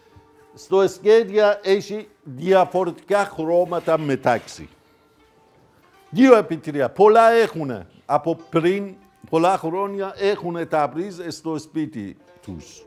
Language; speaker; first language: Greek; non-native, fluent; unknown